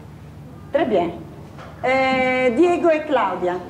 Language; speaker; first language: French; non-native, fluent; Italian